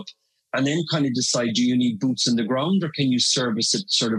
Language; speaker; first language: English; native; English